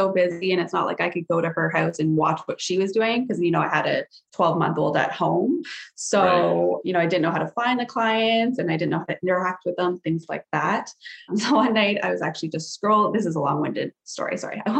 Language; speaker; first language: English; native; English